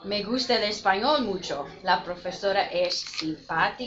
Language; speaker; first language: Spanish; non-native, learner; English